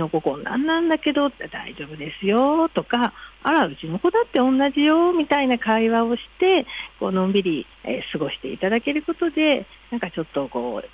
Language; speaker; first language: Japanese; native; Japanese